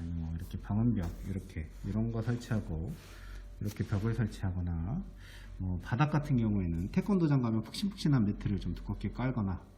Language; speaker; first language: Korean; native; Korean